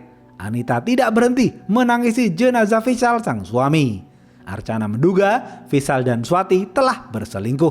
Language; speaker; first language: Indonesian; native; Indonesian